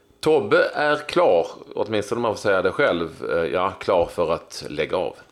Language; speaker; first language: Swedish; native; Swedish